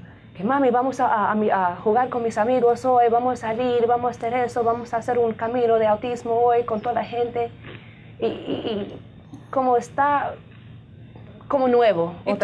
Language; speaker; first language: Spanish; early bilingual, heritage; Spanish